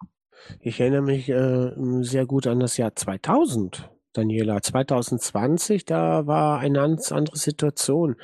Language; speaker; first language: German; native; German